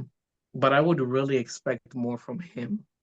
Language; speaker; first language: English; native; English